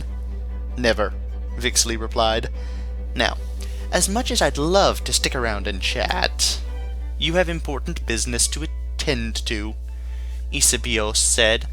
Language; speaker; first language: English; native; English